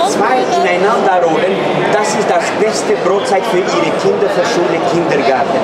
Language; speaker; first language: German; non-native, fluent; Turkish